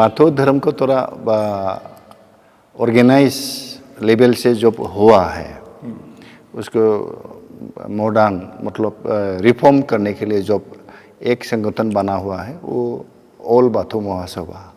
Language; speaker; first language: Hindi; non-native, local second language; Bodo